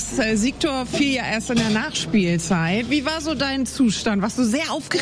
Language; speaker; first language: German; native; German